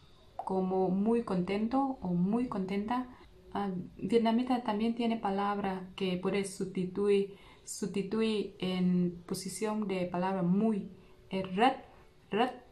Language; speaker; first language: Spanish; non-native, learner; Vietnamese